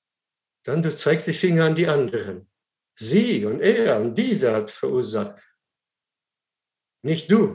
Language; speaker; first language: German; non-native, fluent; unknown